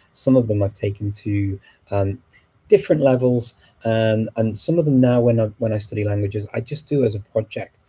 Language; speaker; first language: English; native; English